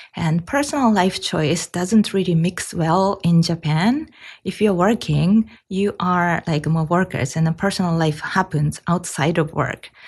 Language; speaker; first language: English; non-native, fluent; Japanese